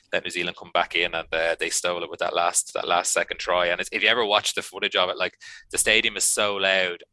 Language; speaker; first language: English; native; English